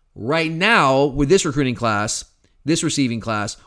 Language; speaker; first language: English; native; English